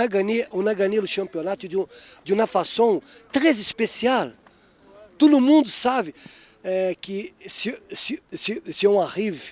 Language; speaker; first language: French; non-native, fluent; Portuguese